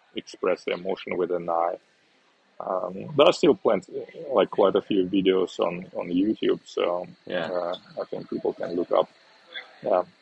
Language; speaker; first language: English; non-native, fluent; Uzbek